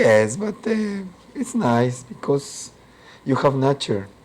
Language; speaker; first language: English; non-native, local second language; Spanish